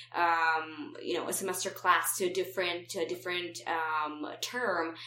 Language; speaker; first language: English; non-native, fluent; Romanian